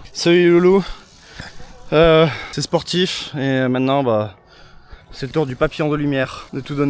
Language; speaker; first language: French; native; French